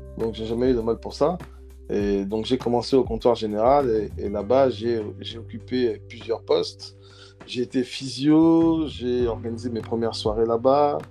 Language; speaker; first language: French; early bilingual, other home language; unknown